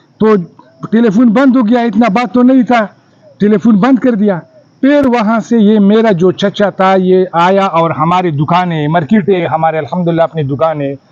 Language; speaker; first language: Urdu; non-native, local second language; Pashto